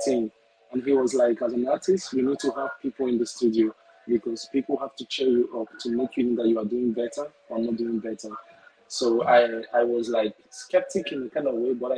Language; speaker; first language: English; non-native, local second language; Igbo